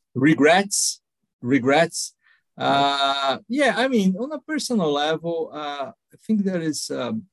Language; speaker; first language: English; non-native, fluent; Portuguese